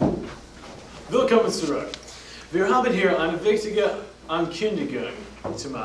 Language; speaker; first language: German; non-native, learner; English